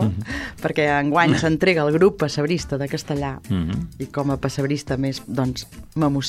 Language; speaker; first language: Catalan; native; Catalan